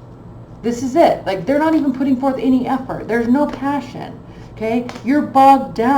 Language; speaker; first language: English; native; English